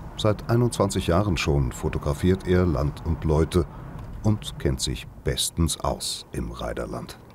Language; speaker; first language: German; native; German